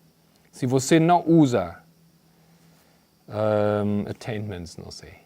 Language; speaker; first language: Portuguese; non-native, fluent; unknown